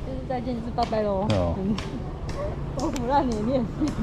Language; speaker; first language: Chinese; native; Chinese